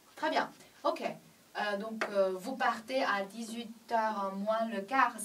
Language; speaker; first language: French; non-native, learner; Chinese